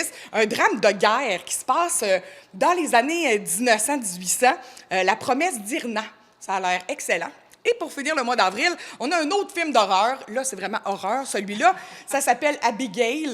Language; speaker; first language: French; native; French